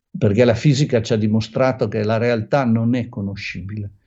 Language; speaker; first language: Italian; native; Italian